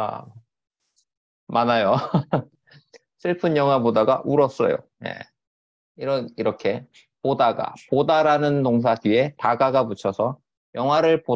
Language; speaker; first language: Korean; native; Korean